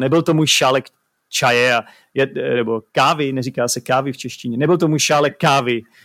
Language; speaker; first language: Czech; native; Czech